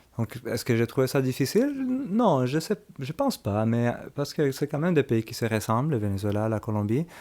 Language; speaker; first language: French; early bilingual, other home language; Spanish